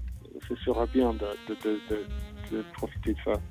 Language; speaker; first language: French; non-native, fluent; English